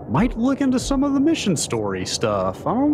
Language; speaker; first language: English; native; English